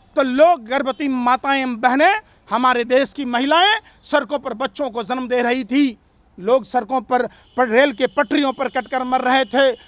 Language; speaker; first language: Hindi; native; Hindi